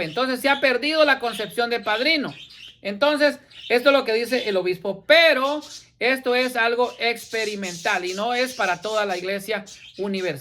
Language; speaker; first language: Spanish; native; Spanish